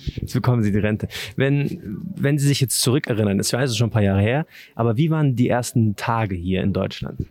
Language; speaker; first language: German; native; German